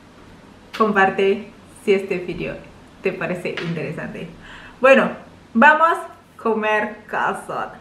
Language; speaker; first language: Spanish; non-native, learner; Indonesian